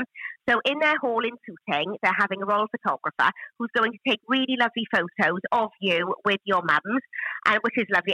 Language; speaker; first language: English; native; English